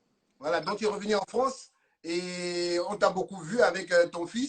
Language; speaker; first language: French; native; French